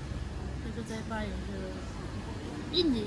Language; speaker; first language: Chinese; non-native, learner; Lao